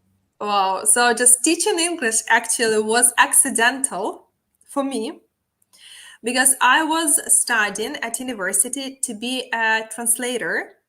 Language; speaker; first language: English; non-native, fluent; Ukrainian